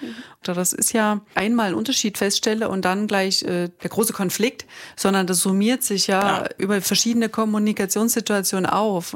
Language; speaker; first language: German; native; German